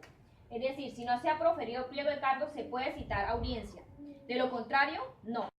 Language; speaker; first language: Spanish; native; Spanish